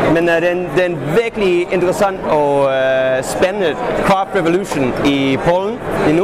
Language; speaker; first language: Danish; non-native, fluent; English